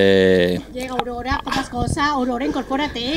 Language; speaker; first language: Spanish; native; Spanish